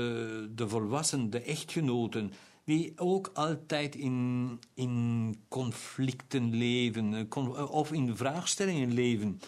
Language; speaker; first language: Dutch; non-native, local second language; German